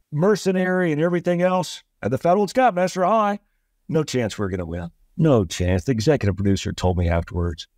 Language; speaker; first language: English; native; English